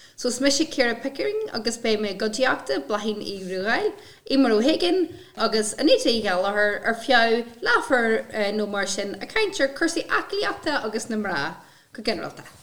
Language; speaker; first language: Irish; non-native, local second language; English